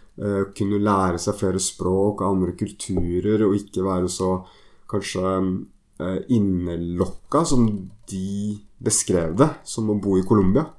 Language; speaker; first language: Norwegian; native; Norwegian